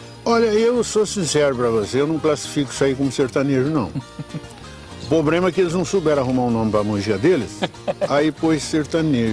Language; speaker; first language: Portuguese; native; Portuguese